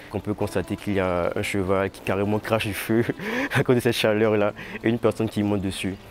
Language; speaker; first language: French; native; French